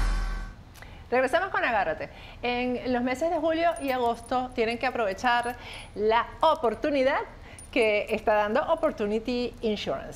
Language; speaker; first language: Spanish; native; Spanish